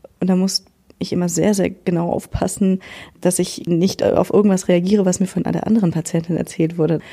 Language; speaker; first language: German; native; German